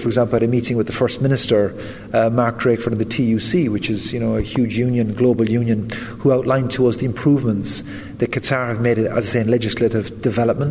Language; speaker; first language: English; native; English